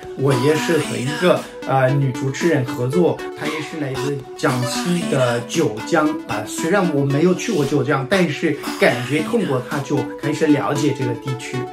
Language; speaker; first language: Chinese; non-native, fluent; French